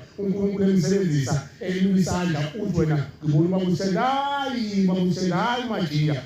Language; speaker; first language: Zulu; native; Zulu